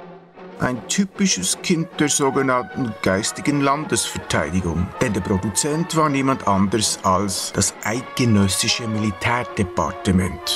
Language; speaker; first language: German; native; German